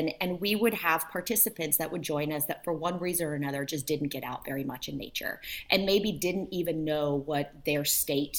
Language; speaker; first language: English; early bilingual, other home language; Polish